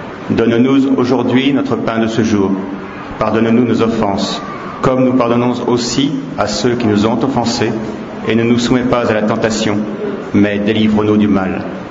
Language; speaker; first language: French; native; French